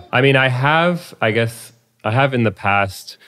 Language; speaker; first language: English; native; English